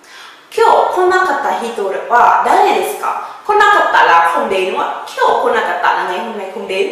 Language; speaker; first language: Japanese; non-native, fluent; Vietnamese